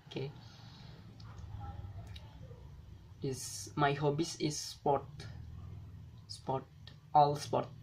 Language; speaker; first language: English; non-native, learner; Indonesian